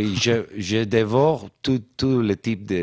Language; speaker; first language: French; non-native, fluent; Spanish